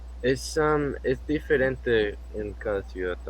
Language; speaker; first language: Spanish; non-native, fluent; English